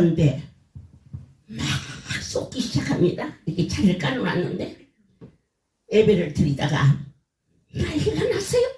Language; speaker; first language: Korean; native; Korean